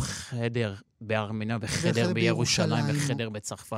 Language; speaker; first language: Hebrew; non-native, local second language; Armenian